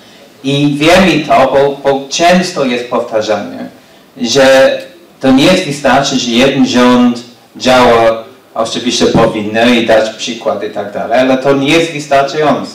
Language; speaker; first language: Polish; non-native, learner; English